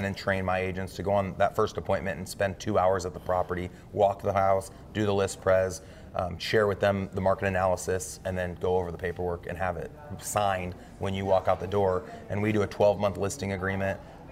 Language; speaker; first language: English; native; English